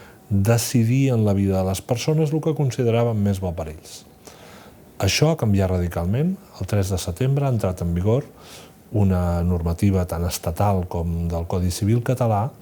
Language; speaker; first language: Catalan; native; Catalan